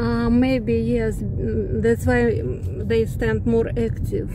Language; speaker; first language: English; non-native, learner; Russian